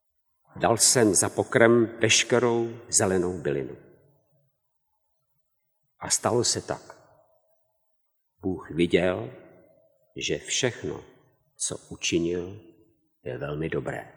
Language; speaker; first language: Czech; native; Czech